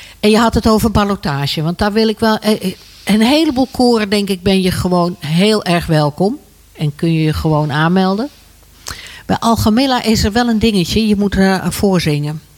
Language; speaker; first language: Dutch; native; Dutch